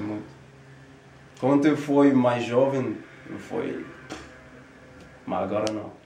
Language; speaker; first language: Portuguese; non-native, learner; French